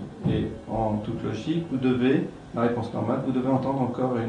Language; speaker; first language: French; native; French